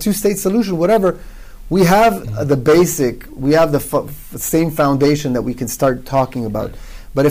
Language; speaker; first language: English; non-native, fluent; Hebrew